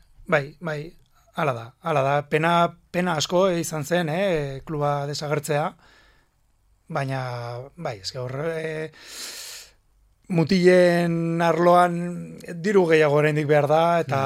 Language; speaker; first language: Basque; non-native, local second language; Spanish